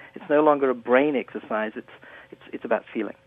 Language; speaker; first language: English; native; English